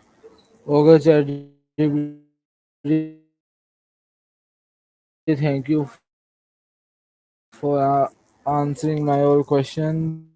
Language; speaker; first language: English; non-native, learner; Urdu